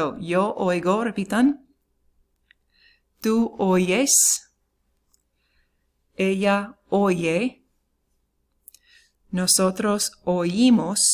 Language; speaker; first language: Spanish; non-native, fluent; English